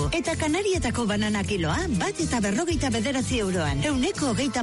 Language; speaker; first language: Basque; native; Basque